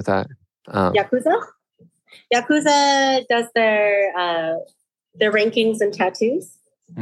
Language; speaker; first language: English; native; English